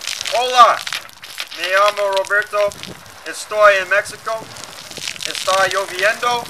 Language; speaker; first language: Spanish; non-native, learner; English